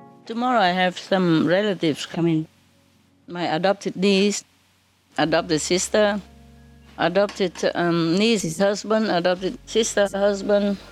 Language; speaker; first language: English; non-native, fluent; Vietnamese